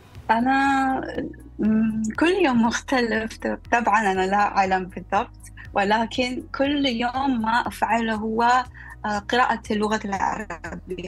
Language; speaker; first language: Arabic; non-native, fluent; Korean